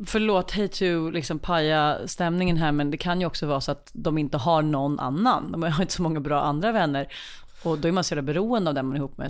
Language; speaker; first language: Swedish; native; Swedish